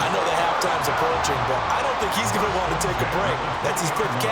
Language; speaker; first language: English; native; English